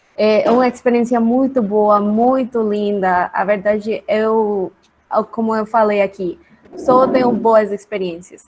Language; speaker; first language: Portuguese; non-native, learner; Spanish